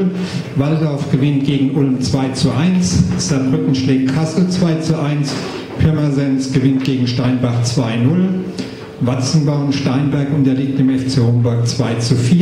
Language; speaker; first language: German; native; German